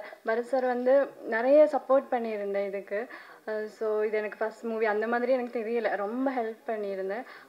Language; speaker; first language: Tamil; non-native, learner; Malayalam